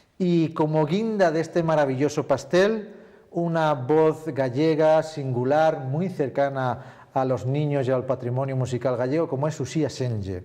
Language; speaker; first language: Spanish; native; Spanish